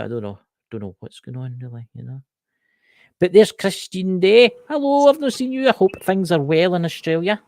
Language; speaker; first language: English; native; English